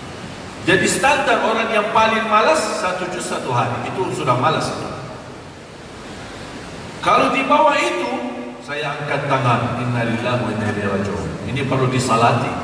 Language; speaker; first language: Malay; non-native, fluent; Arabic